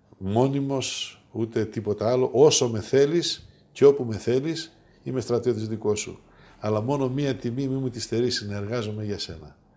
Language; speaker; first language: Greek; native; Greek